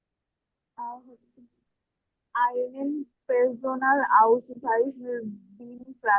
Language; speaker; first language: German; non-native, learner; Bangla